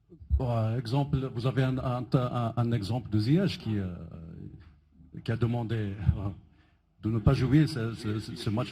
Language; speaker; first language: French; non-native, local second language; Arabic